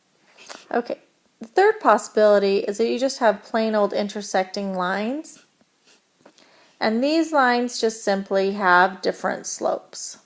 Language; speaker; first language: English; native; English